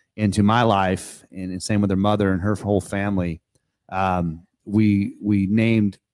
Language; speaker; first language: English; native; English